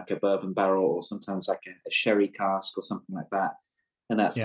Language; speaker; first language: English; native; English